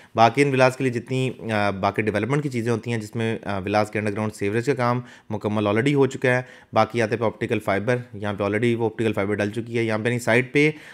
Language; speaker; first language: Urdu; native; Urdu